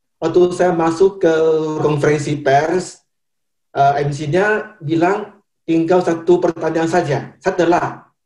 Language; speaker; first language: Indonesian; non-native, fluent; Chinese